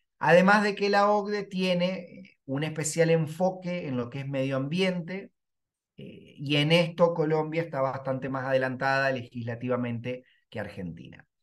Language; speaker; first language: Spanish; native; Spanish